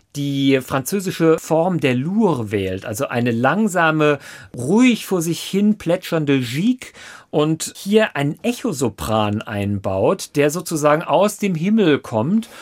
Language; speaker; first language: German; native; German